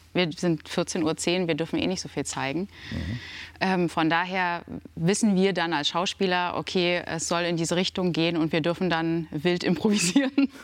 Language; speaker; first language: German; native; German